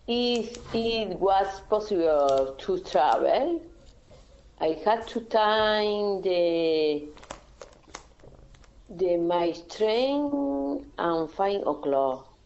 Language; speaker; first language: English; non-native, learner; Spanish